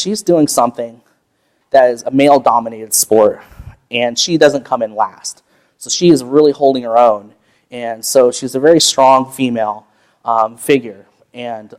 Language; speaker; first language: English; native; English